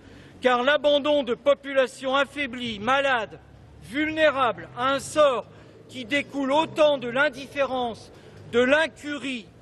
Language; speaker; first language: French; native; French